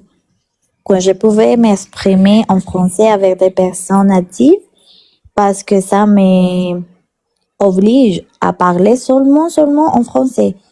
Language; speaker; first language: French; non-native, learner; Spanish